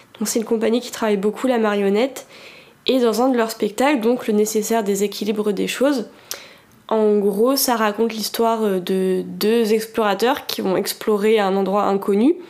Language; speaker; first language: French; native; French